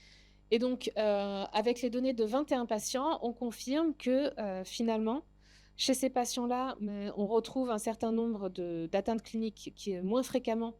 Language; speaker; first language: French; native; French